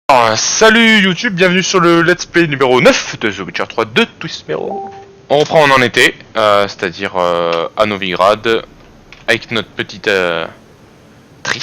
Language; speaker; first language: French; native; French